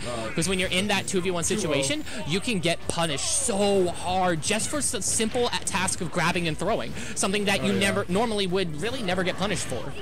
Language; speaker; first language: English; native; English